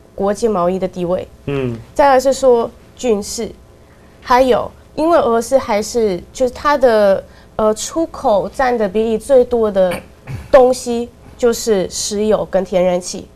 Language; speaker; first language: Chinese; non-native, fluent; Russian